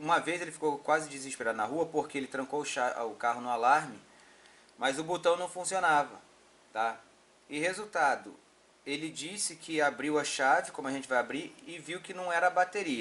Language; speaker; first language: Portuguese; native; Portuguese